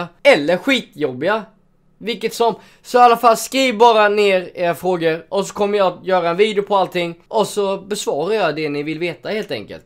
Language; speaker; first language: Swedish; native; Swedish